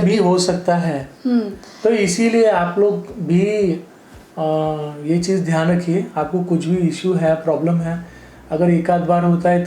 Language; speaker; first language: Hindi; native; Hindi